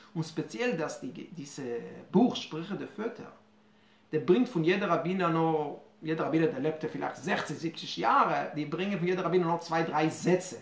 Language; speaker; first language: German; non-native, fluent; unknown